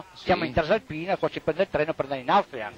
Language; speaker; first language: Italian; native; Italian